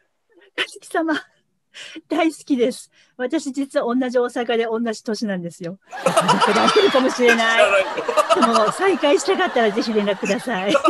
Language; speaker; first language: Japanese; native; Japanese